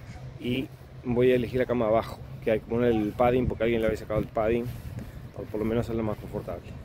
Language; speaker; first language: Spanish; native; Spanish